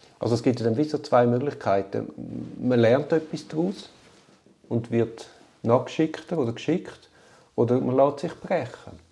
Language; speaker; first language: German; native; German